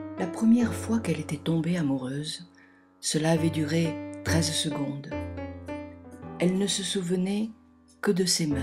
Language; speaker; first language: French; native; French